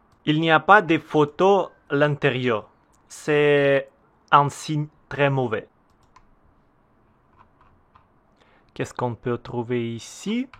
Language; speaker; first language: French; non-native, learner; Russian